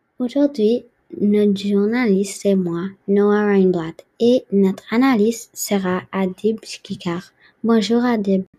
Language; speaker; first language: French; non-native, learner; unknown